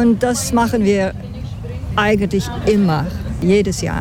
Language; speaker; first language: German; non-native, fluent; Dutch